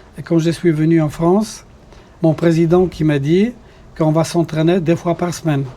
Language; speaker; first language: French; non-native, fluent; Polish